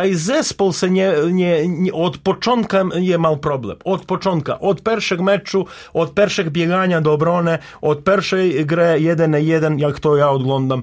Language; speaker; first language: Polish; non-native, learner; Serbian